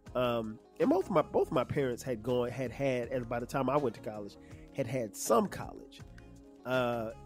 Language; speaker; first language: English; native; English